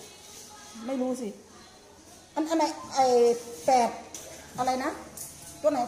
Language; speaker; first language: German; non-native, learner; Thai